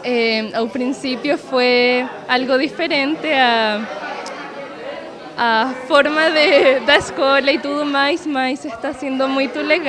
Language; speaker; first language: Portuguese; non-native, learner; Spanish